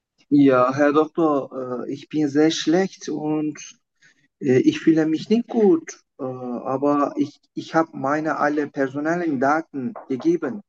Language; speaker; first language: German; non-native, learner; Turkish